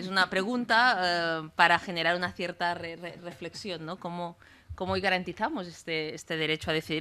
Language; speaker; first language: Spanish; non-native, local second language; Catalan